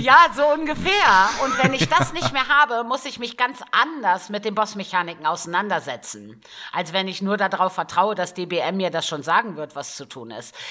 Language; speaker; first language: German; native; German